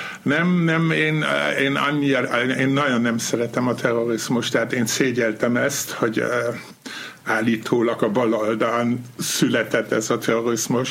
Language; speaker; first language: Hungarian; non-native, fluent; German